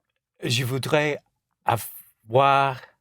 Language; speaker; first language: French; non-native, learner; English